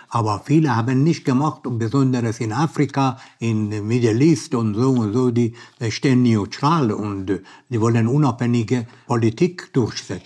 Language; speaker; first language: German; non-native, learner; Persian